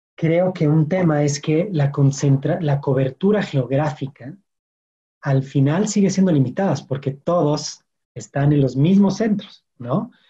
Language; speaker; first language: Spanish; non-native, fluent; French